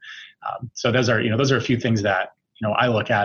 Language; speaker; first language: English; native; English